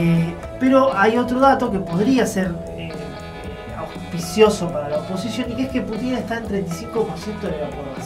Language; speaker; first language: Spanish; native; Spanish